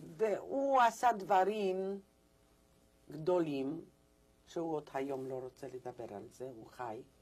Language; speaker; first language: Hebrew; non-native, fluent; Polish